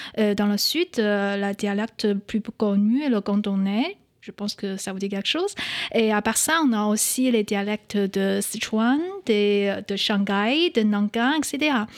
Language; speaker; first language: French; non-native, fluent; Chinese